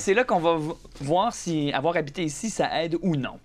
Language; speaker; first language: French; native; French